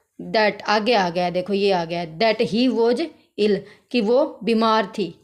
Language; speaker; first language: Hindi; native; Hindi